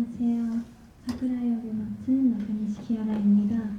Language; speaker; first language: Korean; non-native, learner; Japanese